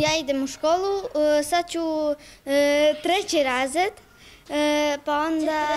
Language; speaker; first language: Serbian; non-native, local second language; Romany